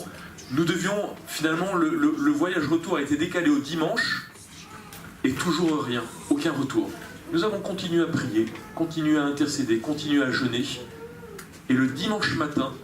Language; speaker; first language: French; native; French